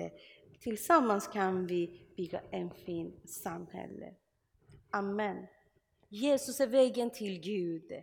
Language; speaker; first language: Swedish; non-native, learner; Persian